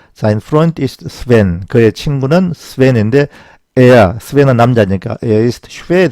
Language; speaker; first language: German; non-native, fluent; Korean